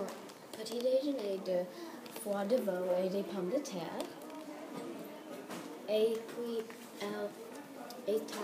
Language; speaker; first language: French; non-native, learner; English